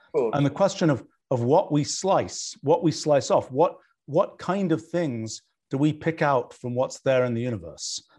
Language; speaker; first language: English; native; English